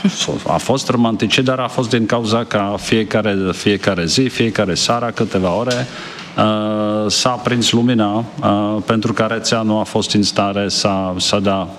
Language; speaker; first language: Romanian; non-native, fluent; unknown